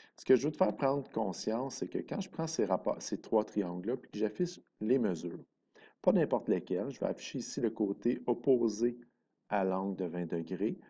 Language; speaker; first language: French; native; French